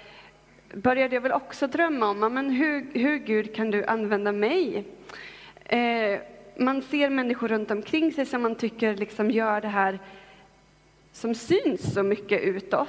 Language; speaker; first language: Swedish; native; Swedish